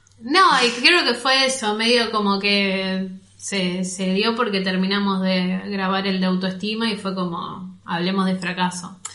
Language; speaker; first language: Spanish; native; Spanish